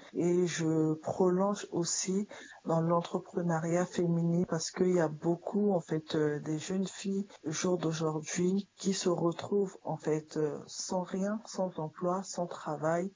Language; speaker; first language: French; non-native, local second language; Sango